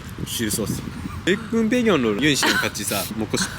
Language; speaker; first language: Korean; non-native, learner; Japanese